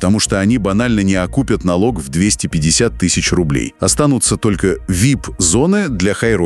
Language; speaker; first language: Russian; native; Russian